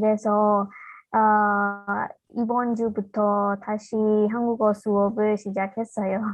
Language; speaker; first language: Korean; non-native, learner; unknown